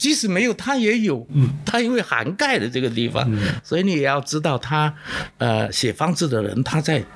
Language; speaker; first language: Chinese; non-native, local second language; Min Nan Chinese